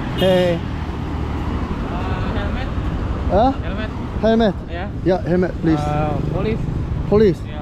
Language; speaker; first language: English; non-native, learner; Korean